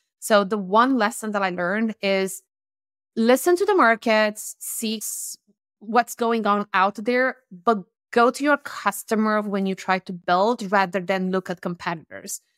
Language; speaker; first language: English; non-native, fluent; Romanian